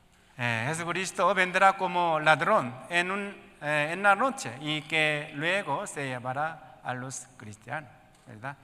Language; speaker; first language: Spanish; non-native, learner; Korean